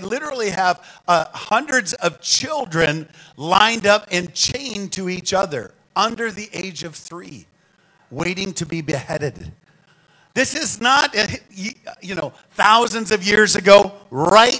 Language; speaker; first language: English; native; English